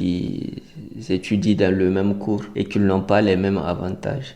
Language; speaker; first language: French; non-native, local second language; Hausa